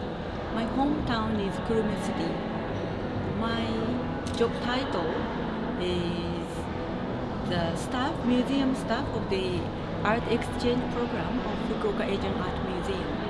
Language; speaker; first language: English; non-native, learner; Japanese